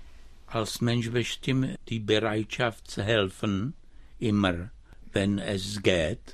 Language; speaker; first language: German; non-native, fluent; Czech